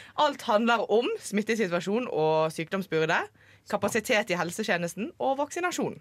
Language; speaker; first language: Norwegian; native; Norwegian